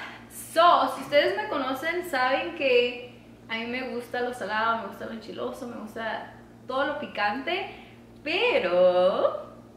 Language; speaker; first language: Spanish; early bilingual, heritage; Spanish